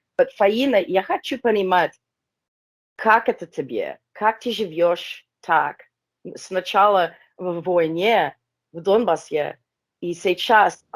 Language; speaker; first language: Russian; non-native, learner; English